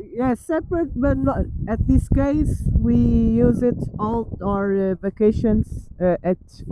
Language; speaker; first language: English; non-native, learner; Portuguese